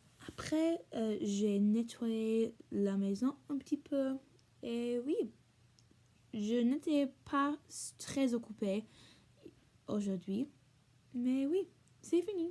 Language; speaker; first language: French; non-native, learner; English